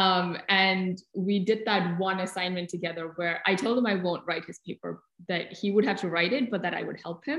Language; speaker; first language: English; non-native, local second language; Malayalam